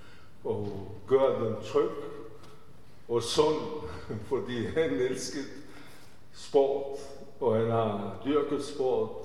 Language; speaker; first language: Danish; non-native, fluent; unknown